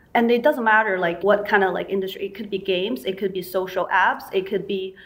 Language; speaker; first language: English; non-native, fluent; Chinese